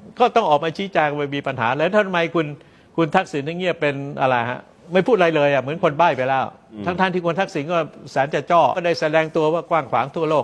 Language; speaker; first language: Thai; native; Thai